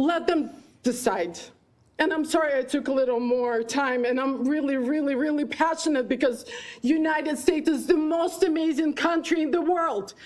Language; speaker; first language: English; non-native, fluent; Ukrainian